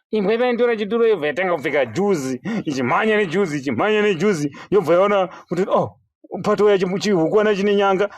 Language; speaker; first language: Shona; native; Shona